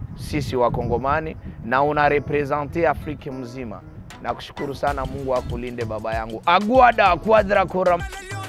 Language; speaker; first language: Swahili; native; Swahili